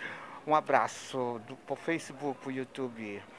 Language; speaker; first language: Portuguese; non-native, fluent; Spanish